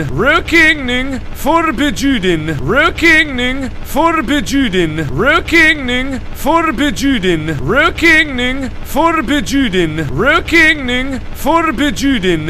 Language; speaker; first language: Swedish; non-native, learner; English